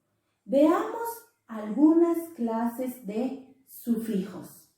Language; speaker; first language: Spanish; non-native, local second language; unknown